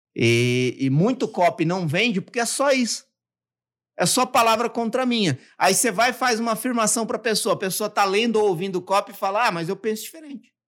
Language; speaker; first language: Portuguese; native; Portuguese